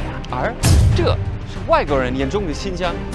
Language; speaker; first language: Chinese; non-native, fluent; German